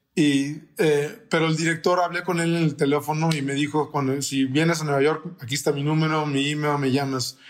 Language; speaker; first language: Spanish; early bilingual, heritage; Spanish